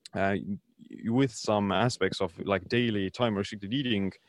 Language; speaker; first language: English; non-native, fluent; Estonian